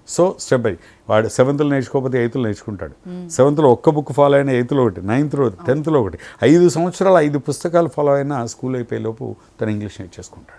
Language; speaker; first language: Telugu; native; Telugu